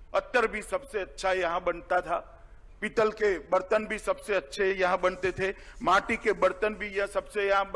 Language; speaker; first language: Hindi; non-native, local second language; Gujarati